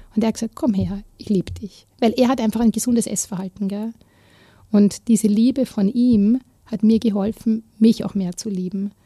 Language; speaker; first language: German; native; German